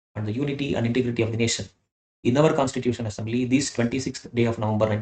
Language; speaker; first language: English; non-native, local second language; Kannada